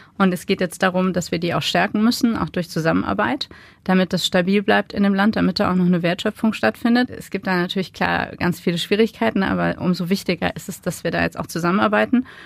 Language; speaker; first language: German; native; German